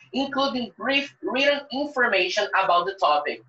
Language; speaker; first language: English; non-native, fluent; Portuguese